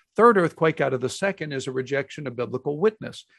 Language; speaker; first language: English; native; English